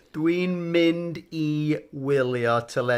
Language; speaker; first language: Welsh; non-native, fluent; English